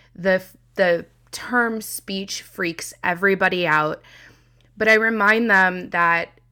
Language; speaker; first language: English; native; English